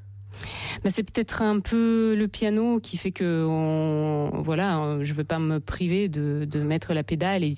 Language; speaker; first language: French; non-native, fluent; Russian